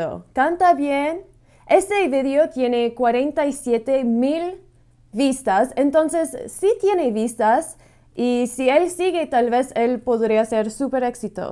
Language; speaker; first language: Spanish; non-native, fluent; English